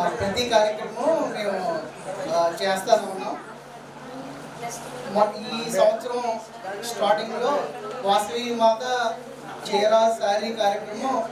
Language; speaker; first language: Telugu; native; Telugu